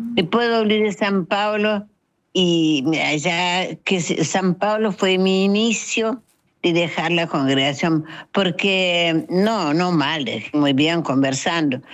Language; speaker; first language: Spanish; non-native, fluent; Kabuverdianu